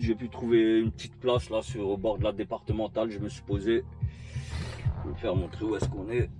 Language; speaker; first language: French; native; French